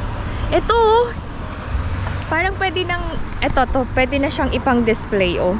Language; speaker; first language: Filipino; native; Filipino